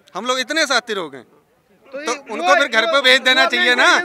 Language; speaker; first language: Hindi; native; Hindi